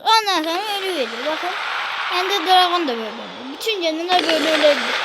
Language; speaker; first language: Turkish; native; Turkish